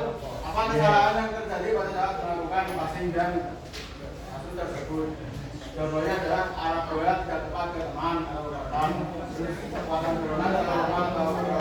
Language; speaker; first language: Indonesian; native; Indonesian